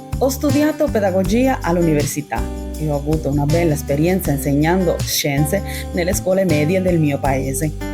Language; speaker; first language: Italian; non-native, fluent; Spanish